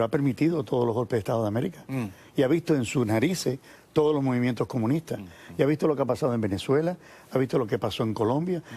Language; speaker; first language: Spanish; native; Spanish